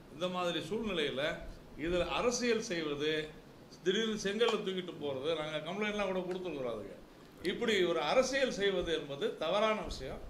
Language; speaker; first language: Tamil; native; Tamil